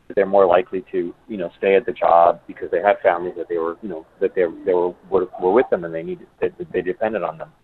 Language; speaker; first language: English; early bilingual, other home language; Spanish